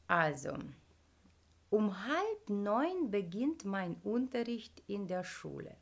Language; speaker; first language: German; non-native, fluent; Ukrainian